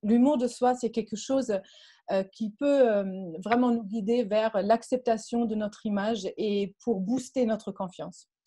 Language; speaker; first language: French; non-native, fluent; German